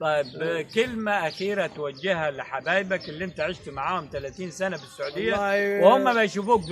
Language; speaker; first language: Arabic; native; Arabic